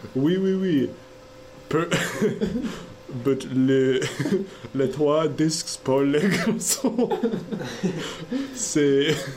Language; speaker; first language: French; non-native, learner; English